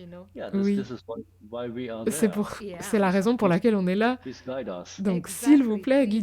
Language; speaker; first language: French; non-native, fluent; German